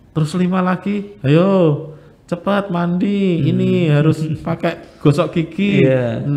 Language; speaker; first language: Indonesian; native; Indonesian